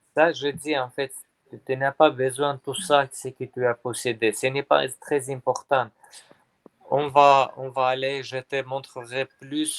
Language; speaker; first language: French; non-native, fluent; Armenian